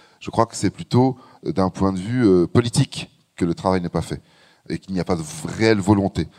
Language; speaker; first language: French; native; French